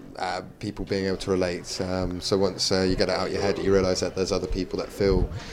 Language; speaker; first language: English; native; English